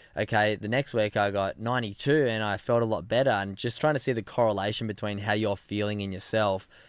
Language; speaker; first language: English; native; English